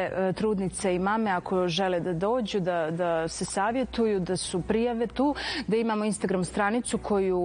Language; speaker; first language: Serbian; native; Serbian